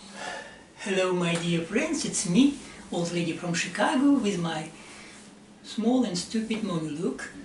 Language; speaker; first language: English; non-native, learner; Russian